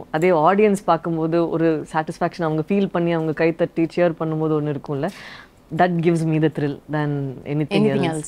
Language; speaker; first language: Tamil; non-native, local second language; Badaga